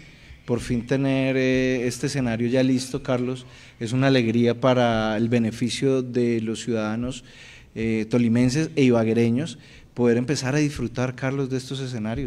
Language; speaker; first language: Spanish; native; Spanish